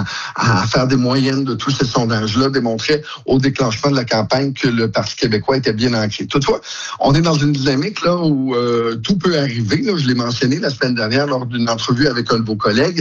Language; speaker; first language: French; native; French